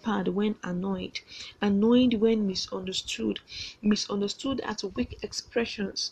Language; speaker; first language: English; non-native, local second language; Yoruba